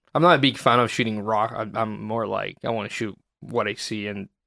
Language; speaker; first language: English; non-native, fluent; Italian